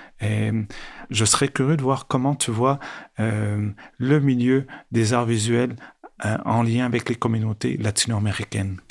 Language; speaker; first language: French; non-native, fluent; Spanish